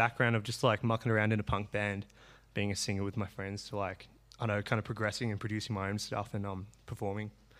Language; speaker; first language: English; native; English